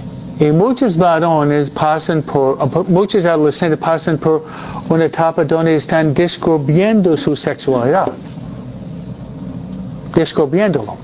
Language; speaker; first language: Spanish; non-native, fluent; English